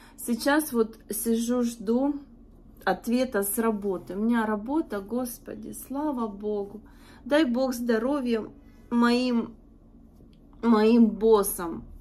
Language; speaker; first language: Russian; native; Russian